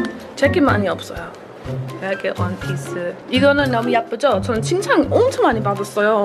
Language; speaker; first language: Korean; non-native, fluent; English